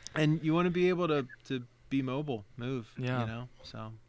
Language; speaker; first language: English; native; English